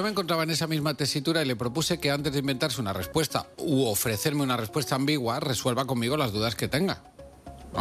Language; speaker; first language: Spanish; native; Spanish